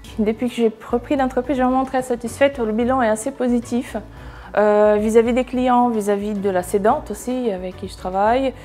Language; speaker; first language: French; non-native, fluent; Portuguese